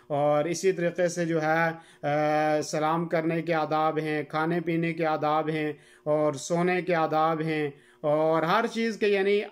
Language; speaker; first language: Urdu; non-native, local second language; Gujari